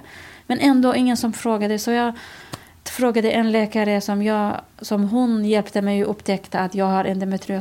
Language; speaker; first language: Swedish; non-native, fluent; Kurdish